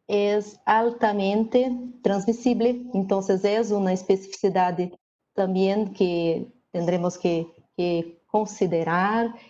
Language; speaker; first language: Spanish; non-native, learner; Portuguese